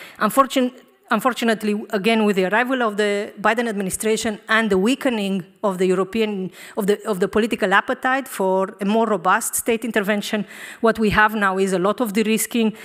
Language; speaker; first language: English; non-native, fluent; Romanian